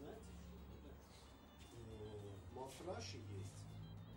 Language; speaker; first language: Russian; non-native, fluent; Armenian